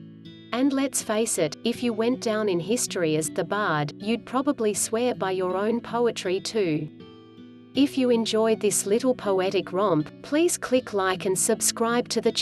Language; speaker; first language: English; native; English